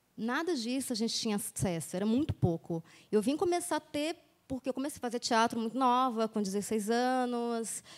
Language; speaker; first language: Portuguese; native; Portuguese